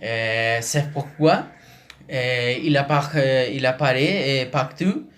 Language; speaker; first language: French; non-native, learner; Spanish